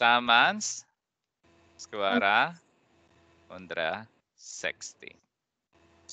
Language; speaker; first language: Swedish; non-native, fluent; Persian